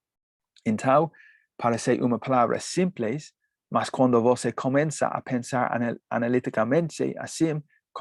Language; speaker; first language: Portuguese; non-native, learner; English